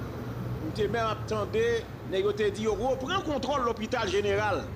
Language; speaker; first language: French; non-native, local second language; Haitian Creole